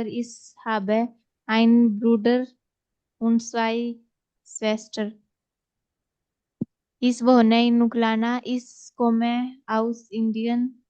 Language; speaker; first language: German; non-native, learner; Hindi